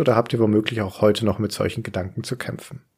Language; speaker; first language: German; native; German